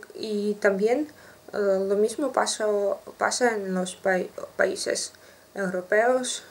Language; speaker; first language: Spanish; non-native, learner; Russian